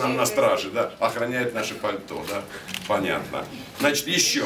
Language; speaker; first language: Russian; native; Russian